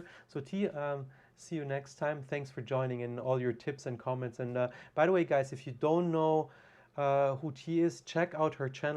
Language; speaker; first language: English; non-native, fluent; German